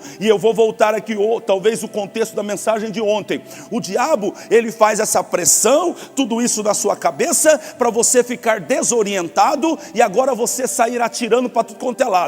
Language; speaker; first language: Portuguese; native; Portuguese